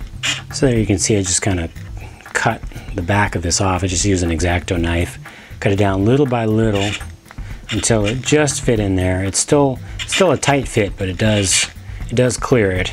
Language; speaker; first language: English; native; English